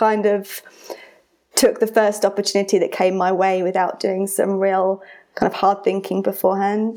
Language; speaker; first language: English; native; English